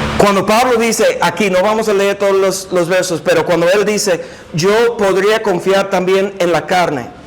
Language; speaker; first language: Spanish; non-native, fluent; English